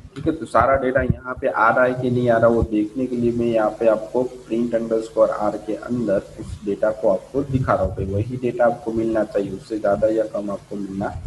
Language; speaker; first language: Hindi; non-native, local second language; Gujarati